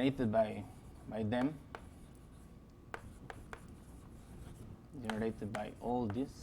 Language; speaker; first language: English; non-native, fluent; Spanish